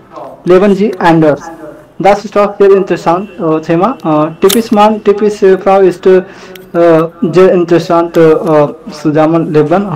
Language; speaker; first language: German; non-native, learner; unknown